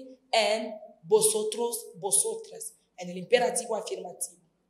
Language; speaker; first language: Spanish; non-native, fluent; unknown